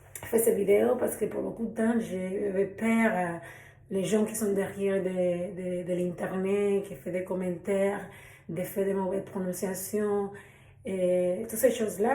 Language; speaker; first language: French; non-native, learner; Spanish